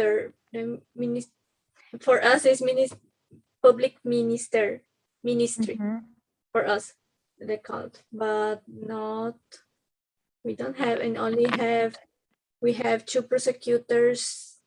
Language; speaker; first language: English; non-native, learner; Spanish